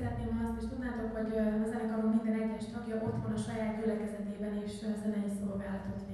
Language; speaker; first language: Hungarian; native; Hungarian